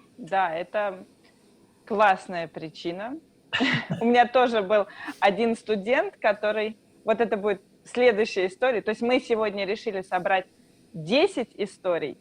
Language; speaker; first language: Russian; native; Russian